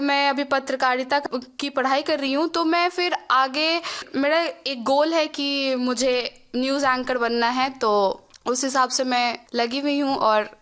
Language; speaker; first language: Hindi; non-native, local second language; Maithili